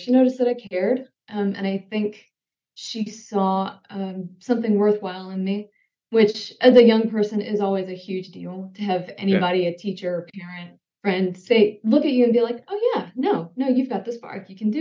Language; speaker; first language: English; native; English